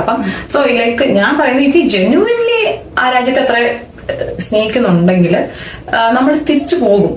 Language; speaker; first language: Malayalam; native; Malayalam